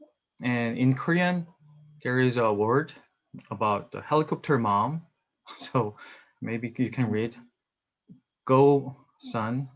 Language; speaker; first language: English; non-native, learner; Korean